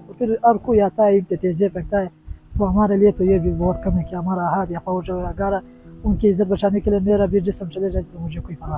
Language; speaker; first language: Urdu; non-native, local second language; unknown